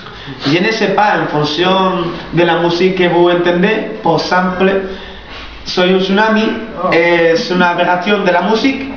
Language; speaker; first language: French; non-native, learner; Spanish